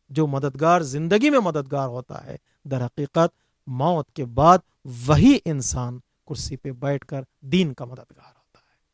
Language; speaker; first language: Urdu; native; Urdu